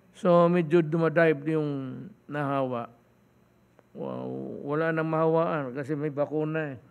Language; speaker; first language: Filipino; non-native, local second language; Cebuano